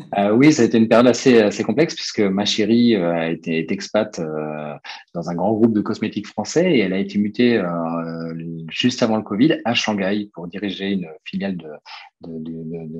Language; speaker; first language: French; native; French